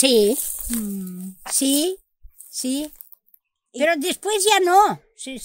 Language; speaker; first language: Spanish; non-native, local second language; Catalan